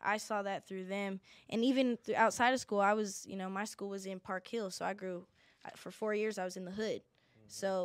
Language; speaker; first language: English; native; English